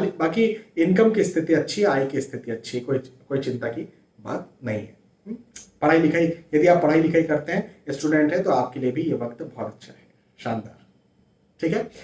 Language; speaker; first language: Hindi; native; Hindi